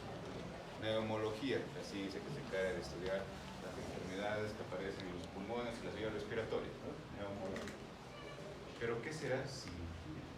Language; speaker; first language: Spanish; native; Spanish